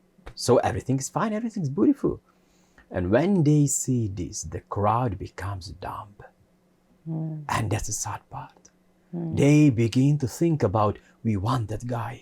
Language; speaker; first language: English; non-native, fluent; Hungarian